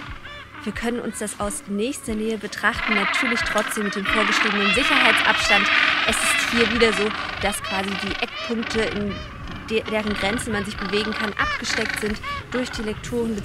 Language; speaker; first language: German; native; German